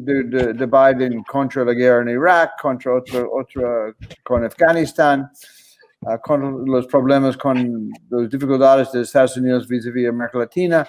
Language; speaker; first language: Spanish; non-native, fluent; English